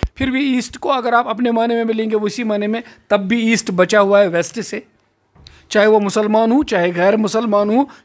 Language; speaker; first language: Urdu; non-native, local second language; Kashmiri